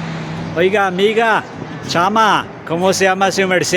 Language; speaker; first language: Spanish; non-native, fluent; Japanese